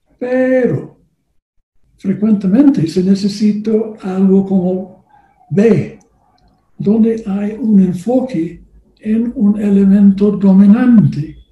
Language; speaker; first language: Spanish; non-native, learner; English